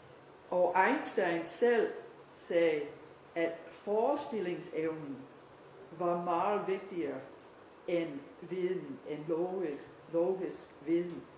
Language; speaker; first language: Danish; non-native, fluent; English